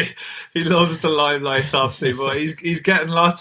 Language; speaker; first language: English; native; English